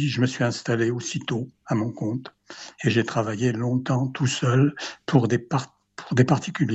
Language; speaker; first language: French; native; French